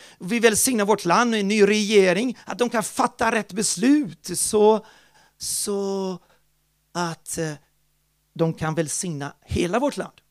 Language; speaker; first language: Swedish; non-native, fluent; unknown